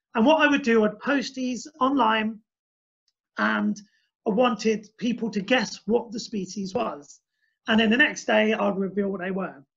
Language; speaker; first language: English; native; English